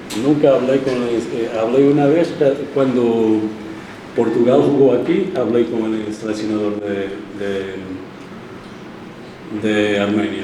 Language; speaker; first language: Spanish; non-native, fluent; Portuguese